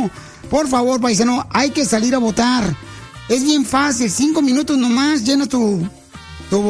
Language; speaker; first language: Spanish; native; Spanish